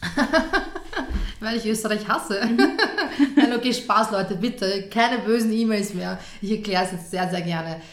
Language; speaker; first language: German; early bilingual, other home language; Serbian